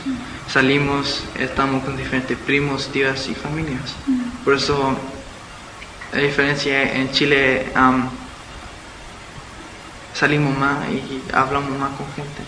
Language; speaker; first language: Spanish; early bilingual, heritage; Spanish